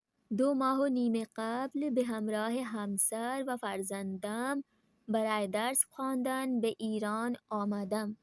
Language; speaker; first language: Persian; non-native, fluent; Urdu